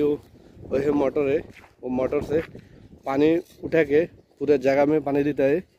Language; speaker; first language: Hindi; non-native, learner; Bangla